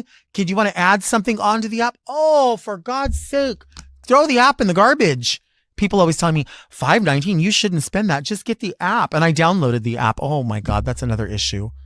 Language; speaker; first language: English; native; English